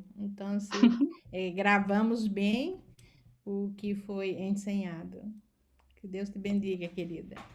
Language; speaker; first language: Portuguese; non-native, learner; Spanish